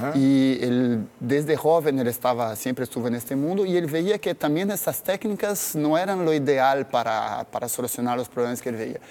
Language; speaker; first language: Spanish; non-native, fluent; Portuguese